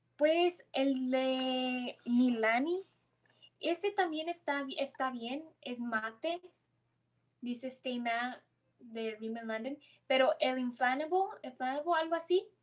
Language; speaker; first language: Spanish; early bilingual, heritage; Spanish